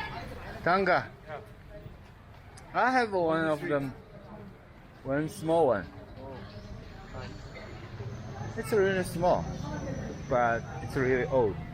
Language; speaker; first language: English; non-native, learner; Chinese